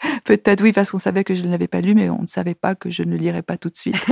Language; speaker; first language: French; native; French